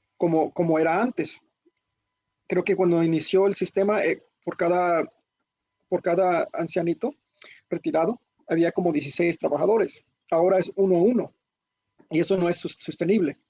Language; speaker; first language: Spanish; early bilingual, heritage; Spanish